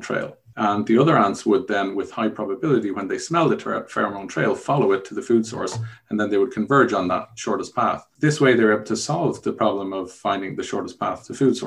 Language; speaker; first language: English; native; English